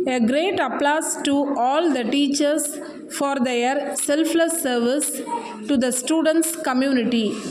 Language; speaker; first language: English; non-native, local second language; Tamil